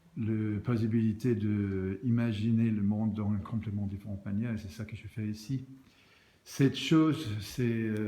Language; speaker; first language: French; non-native, learner; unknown